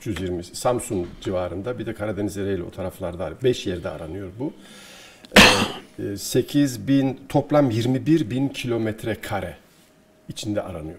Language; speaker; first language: Turkish; native; Turkish